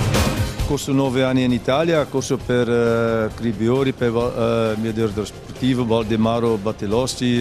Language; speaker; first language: Italian; non-native, learner; Dutch